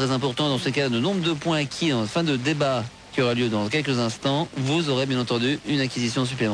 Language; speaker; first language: French; native; French